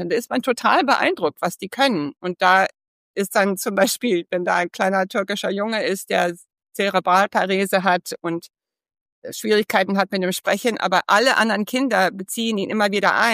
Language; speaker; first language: German; early bilingual, heritage; English